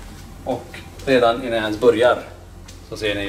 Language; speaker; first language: Swedish; native; Swedish